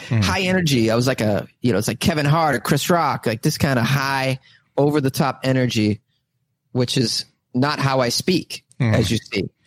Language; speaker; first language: English; native; English